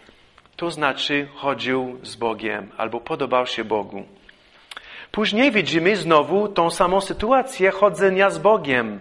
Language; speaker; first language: Polish; non-native, fluent; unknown